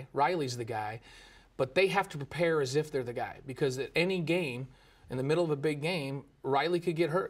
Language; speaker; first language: English; native; English